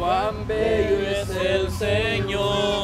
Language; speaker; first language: Spanish; native; Spanish